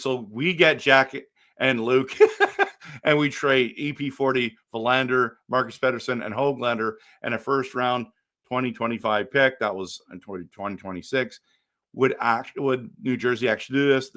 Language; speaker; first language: English; native; English